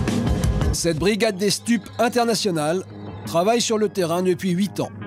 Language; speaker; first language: French; native; French